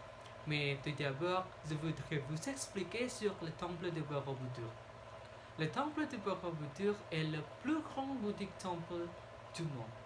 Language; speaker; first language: French; non-native, learner; Indonesian